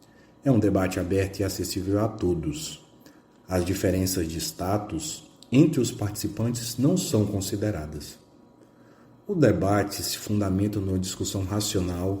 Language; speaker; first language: Portuguese; native; Portuguese